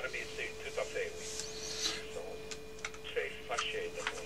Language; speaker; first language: French; non-native, learner; English